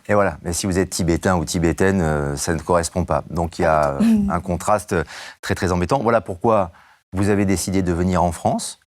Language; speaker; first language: French; native; French